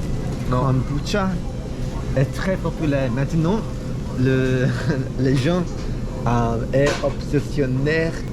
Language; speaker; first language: French; non-native, learner; Spanish